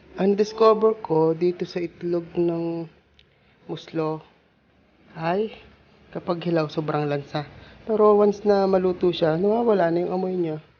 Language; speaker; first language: Filipino; native; Filipino